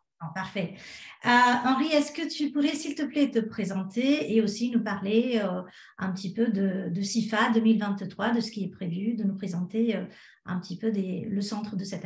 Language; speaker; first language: French; native; French